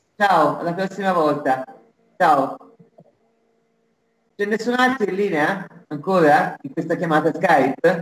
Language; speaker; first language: Italian; native; Italian